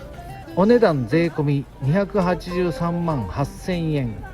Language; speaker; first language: Japanese; native; Japanese